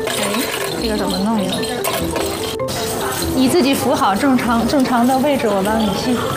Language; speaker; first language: Chinese; native; Chinese